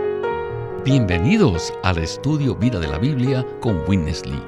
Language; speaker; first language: Spanish; native; Spanish